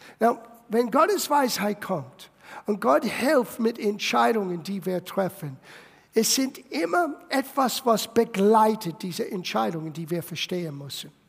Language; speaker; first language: German; non-native, fluent; English